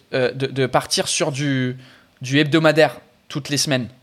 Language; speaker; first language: French; non-native, fluent; English